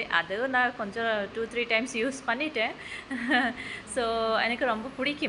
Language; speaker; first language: Tamil; non-native, local second language; Assamese